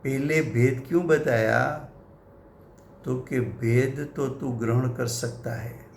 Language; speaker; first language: Hindi; non-native, local second language; Gujarati